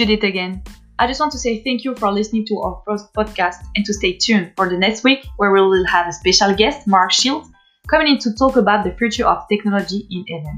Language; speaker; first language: English; non-native, fluent; French